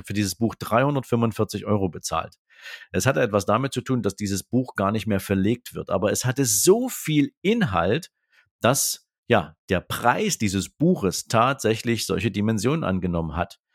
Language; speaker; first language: German; native; German